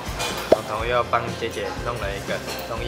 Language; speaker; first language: Chinese; native; Chinese